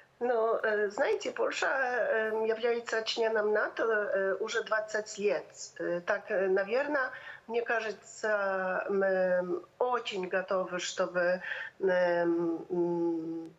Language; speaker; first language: Russian; non-native, fluent; Polish